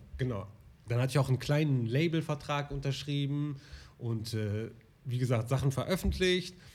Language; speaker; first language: German; early bilingual, other home language; Arabic